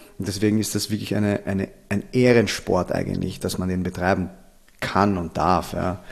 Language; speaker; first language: German; early bilingual, other home language; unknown